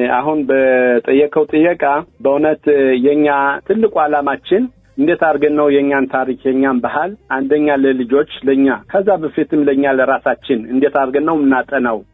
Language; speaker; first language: Amharic; native; Amharic